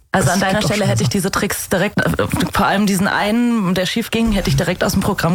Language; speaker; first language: German; native; German